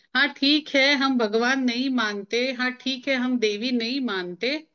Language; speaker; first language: Hindi; non-native, local second language; Marathi